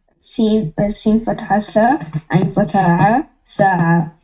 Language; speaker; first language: Arabic; non-native, learner; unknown